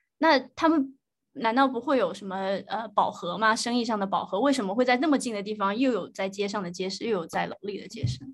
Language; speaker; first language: Chinese; native; Chinese